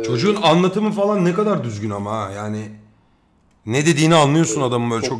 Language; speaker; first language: Turkish; native; Turkish